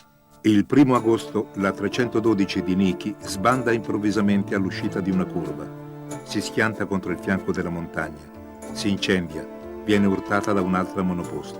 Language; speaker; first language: Italian; native; Italian